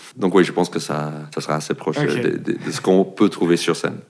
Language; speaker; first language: French; non-native, fluent; English